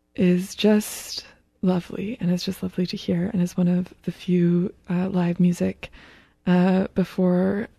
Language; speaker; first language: English; native; English